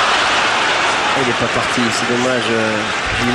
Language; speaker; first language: French; native; French